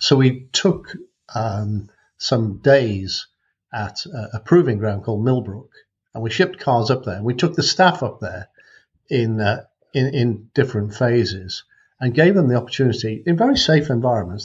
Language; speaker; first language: English; native; English